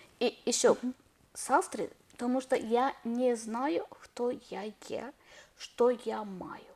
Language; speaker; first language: Ukrainian; non-native, learner; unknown